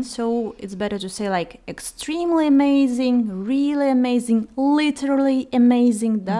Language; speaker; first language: English; non-native, fluent; Russian